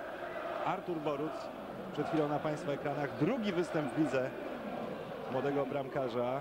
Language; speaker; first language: Polish; native; Polish